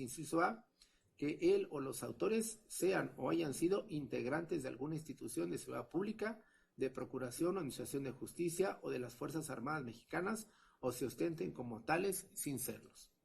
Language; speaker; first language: Spanish; native; Spanish